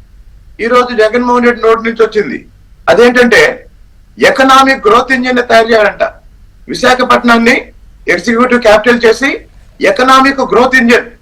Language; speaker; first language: Telugu; native; Telugu